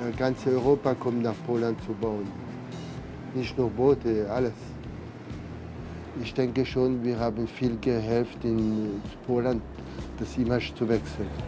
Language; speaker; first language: German; non-native, learner; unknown